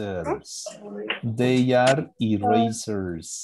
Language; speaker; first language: English; non-native, learner; Spanish